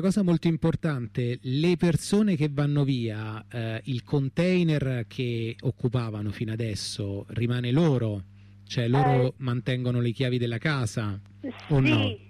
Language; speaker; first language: Italian; native; Italian